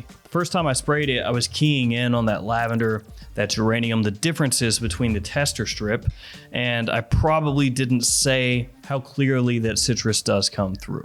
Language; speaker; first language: English; native; English